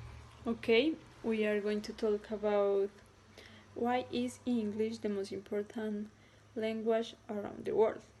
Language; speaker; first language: English; non-native, learner; Spanish